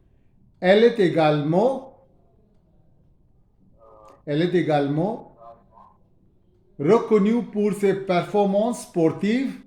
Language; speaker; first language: French; non-native, fluent; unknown